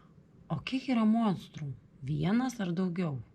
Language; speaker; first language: Lithuanian; non-native, learner; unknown